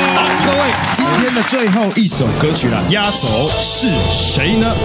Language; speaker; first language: Chinese; native; Chinese